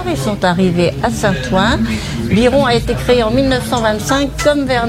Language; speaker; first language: French; native; French